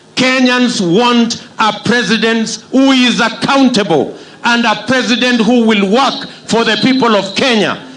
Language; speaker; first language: English; non-native, local second language; Kalenjin